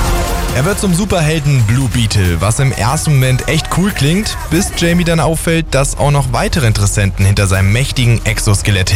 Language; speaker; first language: German; native; German